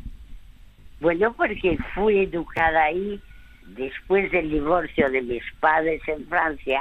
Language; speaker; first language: Spanish; early bilingual, other home language; French